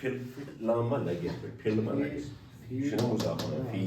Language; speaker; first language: Arabic; non-native, fluent; Kashmiri